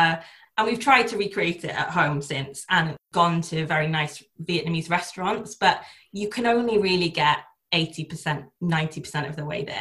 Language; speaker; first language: English; native; English